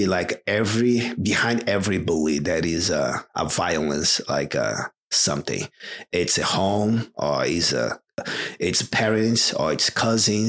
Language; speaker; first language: English; non-native, fluent; Portuguese